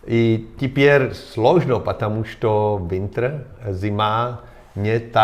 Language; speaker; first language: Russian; non-native, learner; Czech